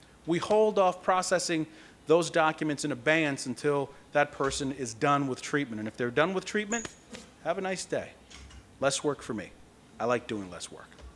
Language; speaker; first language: English; early bilingual, other home language; Kabuverdianu